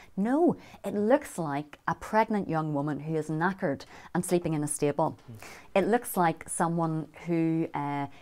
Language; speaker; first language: English; native; English